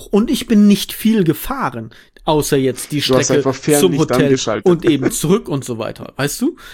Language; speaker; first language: German; native; German